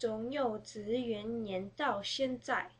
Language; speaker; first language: Chinese; early bilingual, heritage; Chinese